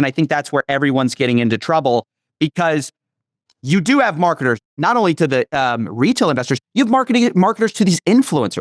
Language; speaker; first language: English; native; English